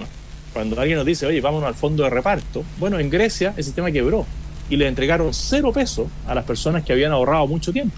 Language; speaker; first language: Spanish; native; Spanish